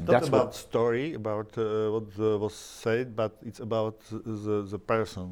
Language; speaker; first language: English; non-native, learner; Slovak